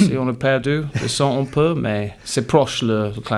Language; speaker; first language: French; non-native, learner; English